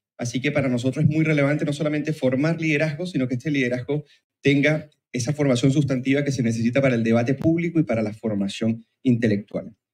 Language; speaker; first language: Spanish; native; Spanish